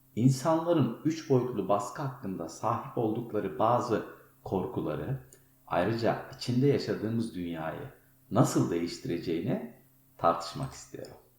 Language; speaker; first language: Turkish; native; Turkish